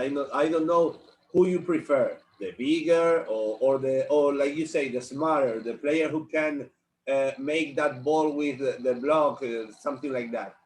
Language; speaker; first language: English; non-native, learner; Spanish